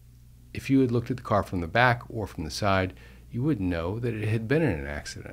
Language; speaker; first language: English; native; English